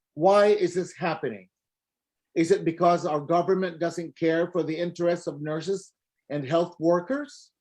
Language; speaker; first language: English; non-native, local second language; Filipino